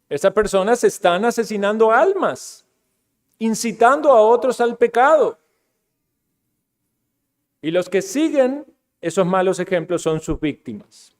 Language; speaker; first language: Spanish; native; Spanish